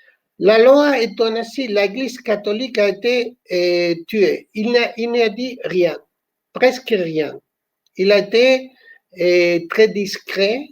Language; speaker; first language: French; non-native, fluent; Spanish